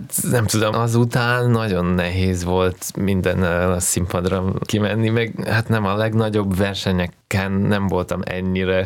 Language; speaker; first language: Hungarian; early bilingual, heritage; Hungarian